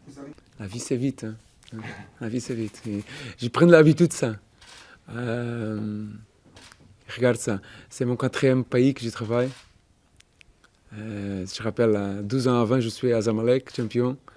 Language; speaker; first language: French; non-native, fluent; Portuguese